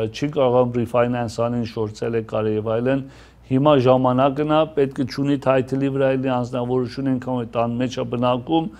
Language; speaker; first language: Armenian; early bilingual, heritage; Armenian